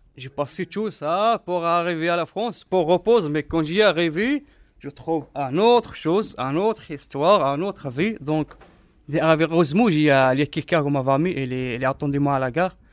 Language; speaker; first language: French; non-native, learner; Arabic